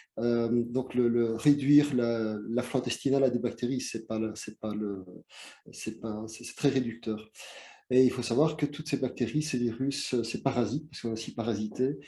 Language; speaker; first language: French; native; French